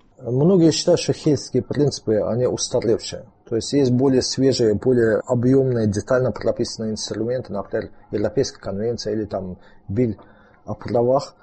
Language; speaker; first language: Russian; non-native, local second language; Azerbaijani